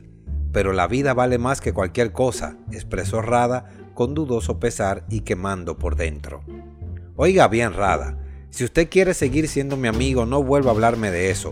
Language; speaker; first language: Spanish; native; Spanish